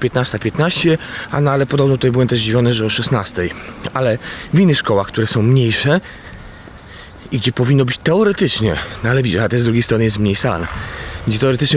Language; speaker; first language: Polish; native; Polish